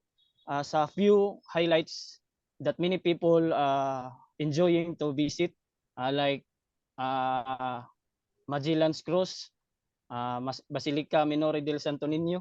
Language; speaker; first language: English; non-native, learner; Cebuano